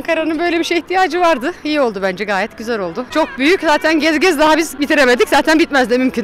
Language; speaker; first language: Turkish; native; Turkish